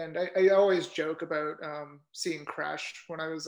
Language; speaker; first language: English; native; English